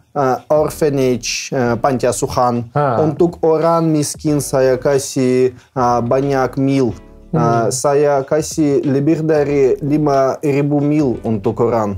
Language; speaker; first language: Indonesian; non-native, learner; Russian